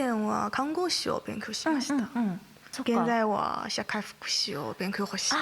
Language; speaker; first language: Japanese; non-native, learner; Chinese